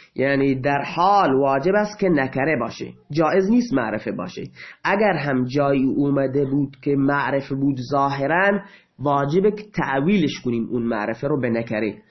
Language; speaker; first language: Persian; non-native, local second language; Baluchi